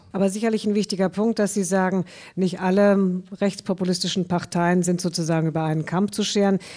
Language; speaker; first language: German; native; German